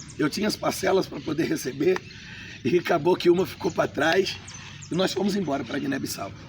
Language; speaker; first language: Portuguese; native; Portuguese